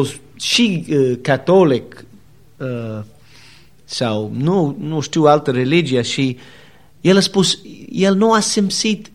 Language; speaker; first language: Romanian; non-native, learner; English